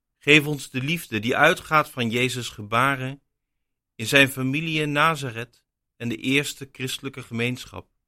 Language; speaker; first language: Dutch; native; Dutch